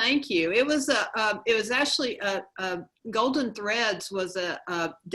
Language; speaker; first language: English; native; English